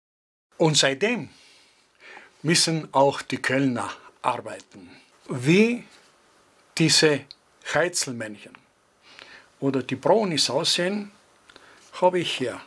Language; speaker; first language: German; non-native, fluent; Greek